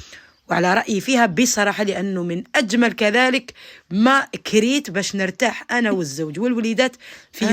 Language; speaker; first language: Arabic; native; Arabic